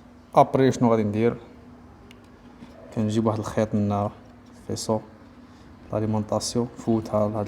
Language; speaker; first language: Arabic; native; Arabic